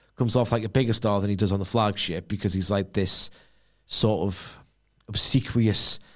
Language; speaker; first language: English; native; English